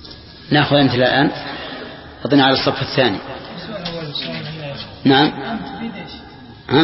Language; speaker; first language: Arabic; native; Arabic